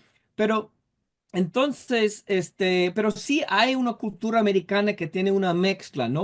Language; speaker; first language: Spanish; non-native, fluent; English